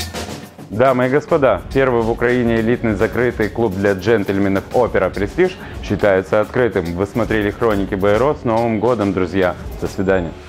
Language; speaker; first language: Russian; native; Russian